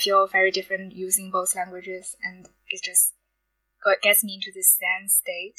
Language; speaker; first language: English; non-native, fluent; Chinese